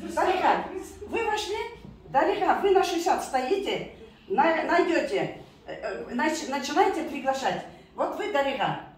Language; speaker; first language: Russian; non-native, local second language; Kazakh